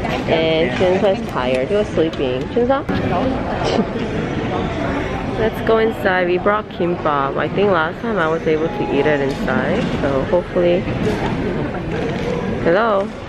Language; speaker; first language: English; non-native, fluent; Korean